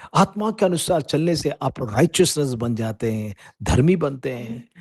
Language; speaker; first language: Hindi; non-native, local second language; Telugu